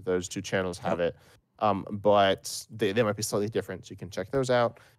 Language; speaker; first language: English; native; English